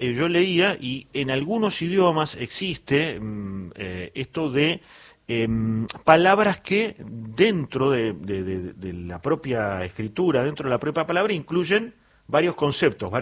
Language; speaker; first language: Spanish; native; Spanish